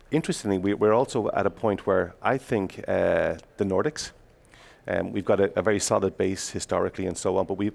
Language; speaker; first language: English; native; English